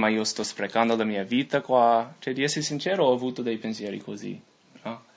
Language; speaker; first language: Italian; non-native, fluent; English